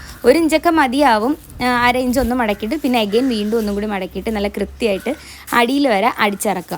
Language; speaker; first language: Malayalam; native; Malayalam